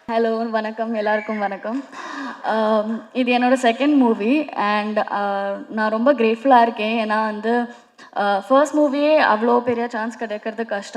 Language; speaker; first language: Tamil; non-native, fluent; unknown